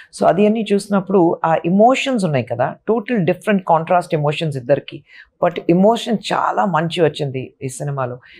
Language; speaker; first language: Telugu; non-native, fluent; Hindi